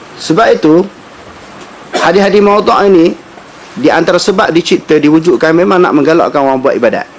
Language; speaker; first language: Malay; native; Malay